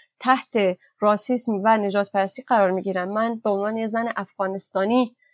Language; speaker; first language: Persian; non-native, local second language; Kurdish